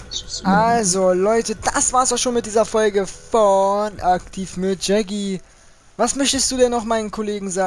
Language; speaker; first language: German; native; German